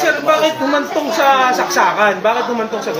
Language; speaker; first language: Filipino; native; Filipino